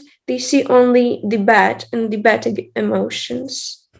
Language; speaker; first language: English; non-native, fluent; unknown